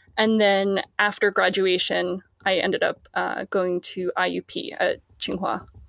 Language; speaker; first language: English; native; English